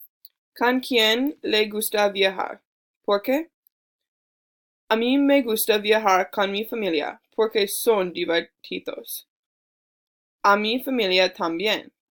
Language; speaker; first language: Spanish; non-native, learner; English